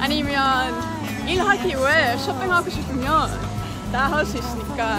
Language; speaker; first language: Korean; non-native, fluent; Dutch